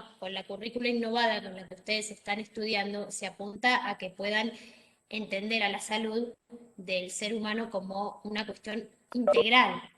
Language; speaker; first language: Spanish; native; Spanish